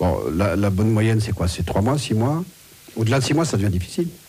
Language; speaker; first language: French; native; French